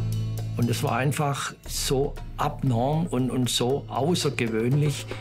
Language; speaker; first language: German; native; German